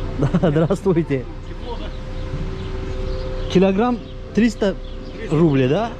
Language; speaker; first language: Russian; non-native, learner; Turkish